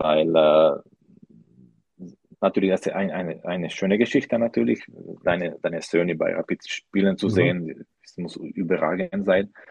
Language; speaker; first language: German; non-native, learner; Slovak